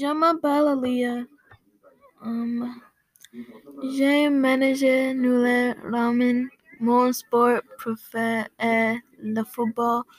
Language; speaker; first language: French; non-native, learner; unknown